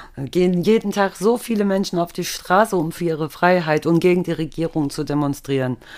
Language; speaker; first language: German; native; German